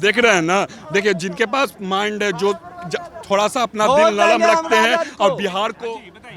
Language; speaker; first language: Hindi; non-native, local second language; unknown